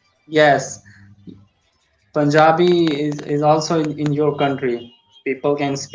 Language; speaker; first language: English; non-native, learner; Urdu